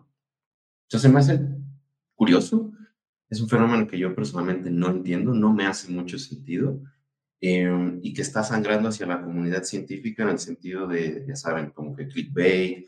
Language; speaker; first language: Spanish; native; Spanish